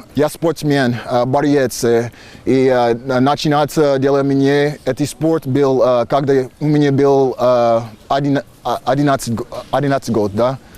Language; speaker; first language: Russian; non-native, learner; English